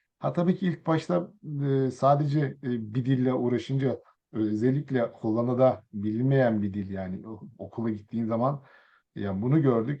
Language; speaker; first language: Turkish; early bilingual, other home language; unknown